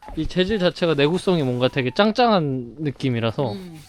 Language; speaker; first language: Korean; native; Korean